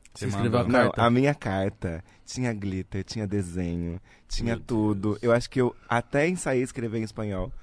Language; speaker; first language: Portuguese; native; Portuguese